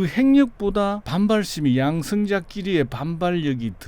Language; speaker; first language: Korean; native; Korean